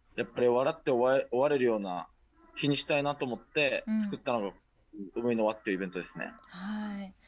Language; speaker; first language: Japanese; native; Japanese